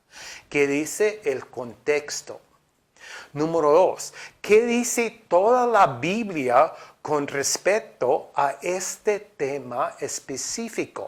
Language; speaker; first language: Spanish; non-native, fluent; English